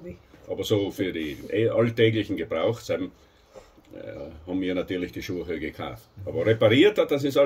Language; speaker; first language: German; native; German